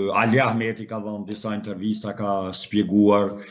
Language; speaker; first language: Albanian; native; Albanian